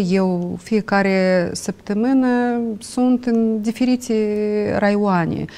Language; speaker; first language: Romanian; non-native, local second language; Russian